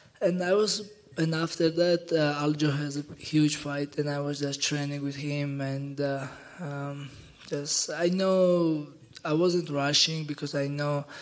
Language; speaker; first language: English; non-native, learner; Georgian